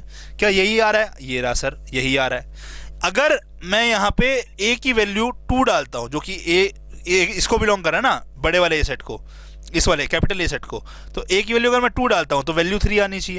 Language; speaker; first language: Hindi; native; Hindi